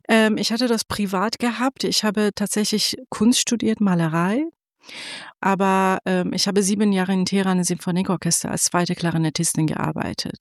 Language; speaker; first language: German; non-native, fluent; Persian